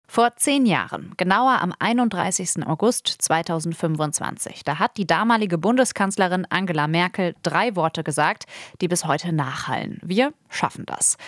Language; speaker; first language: German; native; German